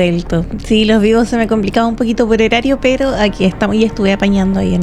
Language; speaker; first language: Spanish; native; Spanish